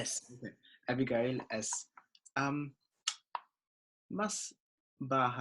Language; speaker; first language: Spanish; non-native, learner; English